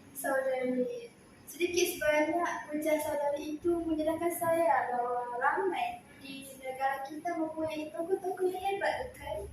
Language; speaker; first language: Malay; native; Malay